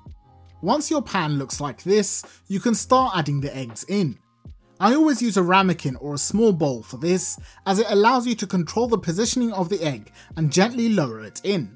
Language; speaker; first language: English; native; English